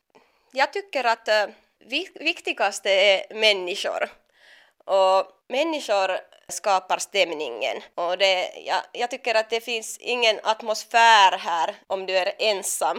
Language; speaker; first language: Swedish; non-native, local second language; Finnish